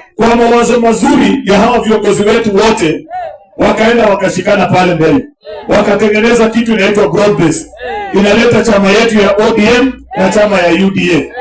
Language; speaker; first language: Swahili; non-native, local second language; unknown